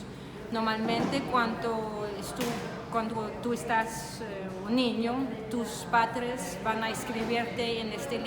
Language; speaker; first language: Spanish; non-native, learner; Danish